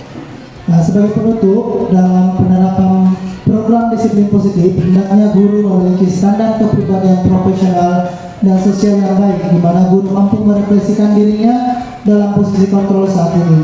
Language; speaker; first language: Indonesian; native; Indonesian